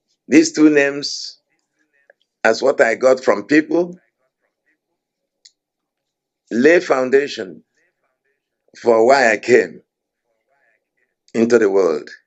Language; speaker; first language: English; non-native, local second language; Igbo